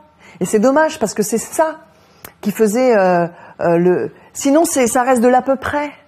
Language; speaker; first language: French; native; French